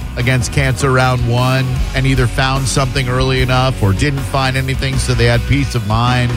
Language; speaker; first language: English; native; English